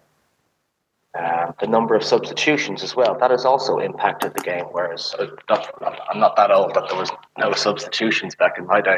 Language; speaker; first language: English; native; English